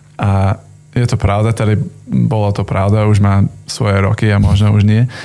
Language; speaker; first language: Slovak; non-native, fluent; English